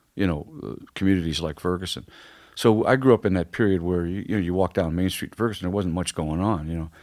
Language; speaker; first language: English; native; English